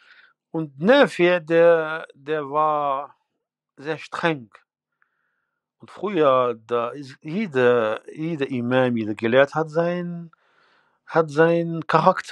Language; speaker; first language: German; non-native, fluent; Arabic